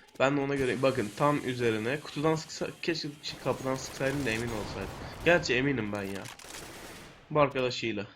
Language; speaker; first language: Turkish; native; Turkish